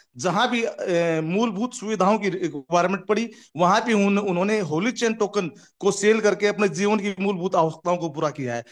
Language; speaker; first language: Hindi; native; Hindi